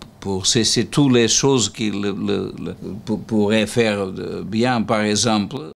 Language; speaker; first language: French; non-native, learner; Portuguese